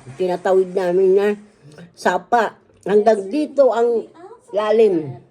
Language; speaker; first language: Filipino; non-native, local second language; Waray